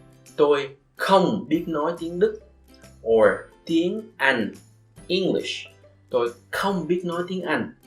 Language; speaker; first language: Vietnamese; non-native, fluent; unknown